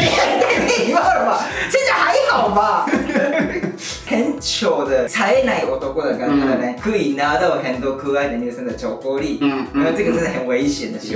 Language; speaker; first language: Chinese; non-native, learner; Japanese